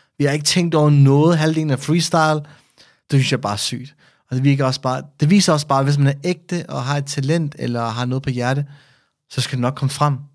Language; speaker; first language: Danish; early bilingual, other home language; Persian